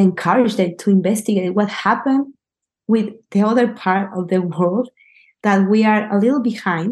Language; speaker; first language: English; non-native, learner; Spanish